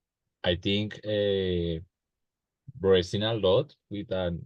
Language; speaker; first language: English; non-native, learner; Spanish